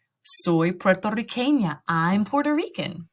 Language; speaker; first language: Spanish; non-native, learner; English